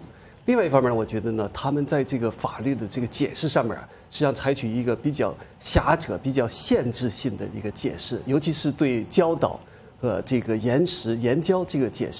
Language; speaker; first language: Chinese; native; Chinese